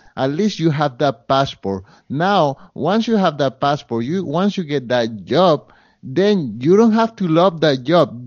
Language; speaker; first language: English; non-native, fluent; Spanish